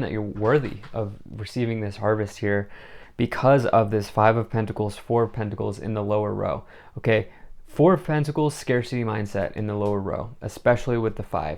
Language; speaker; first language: English; native; English